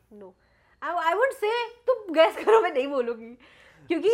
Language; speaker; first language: Hindi; native; Hindi